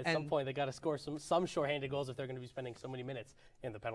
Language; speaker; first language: English; native; English